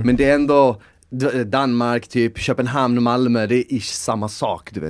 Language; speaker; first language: Swedish; native; Swedish